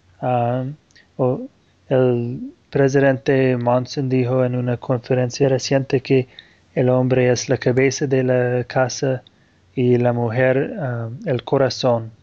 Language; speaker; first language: Spanish; non-native, fluent; Portuguese